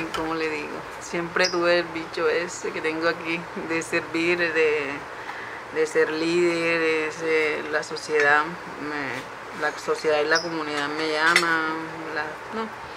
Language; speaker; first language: Spanish; native; Spanish